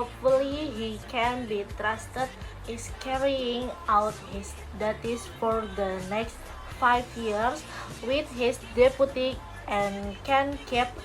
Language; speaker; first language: English; non-native, learner; Indonesian